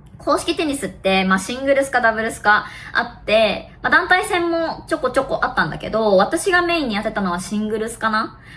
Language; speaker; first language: Japanese; native; Japanese